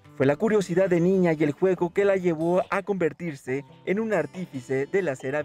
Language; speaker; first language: Spanish; native; Spanish